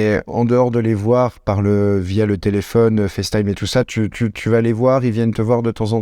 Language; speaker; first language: French; native; French